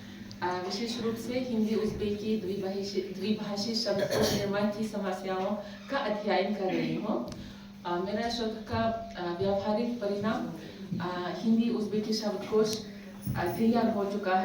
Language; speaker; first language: Hindi; non-native, fluent; Uzbek